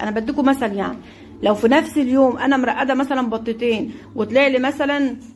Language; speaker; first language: Arabic; native; Arabic